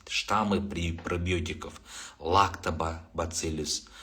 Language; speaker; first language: Russian; non-native, local second language; Kazakh